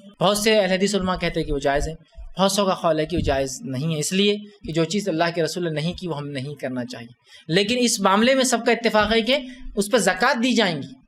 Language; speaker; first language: Urdu; native; Urdu